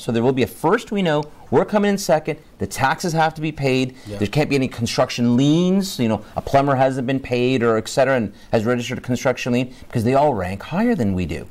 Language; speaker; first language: English; native; English